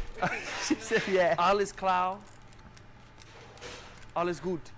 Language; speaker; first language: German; non-native, learner; English